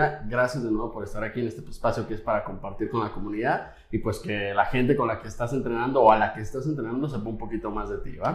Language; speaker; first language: Spanish; native; Spanish